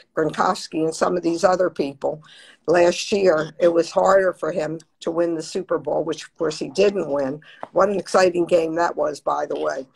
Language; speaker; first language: English; native; English